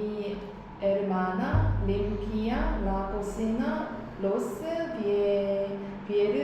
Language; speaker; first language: Spanish; non-native, learner; Korean